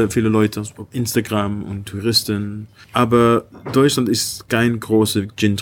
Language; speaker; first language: German; non-native, learner; Dutch